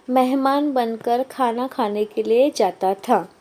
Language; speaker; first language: Hindi; non-native, local second language; Marathi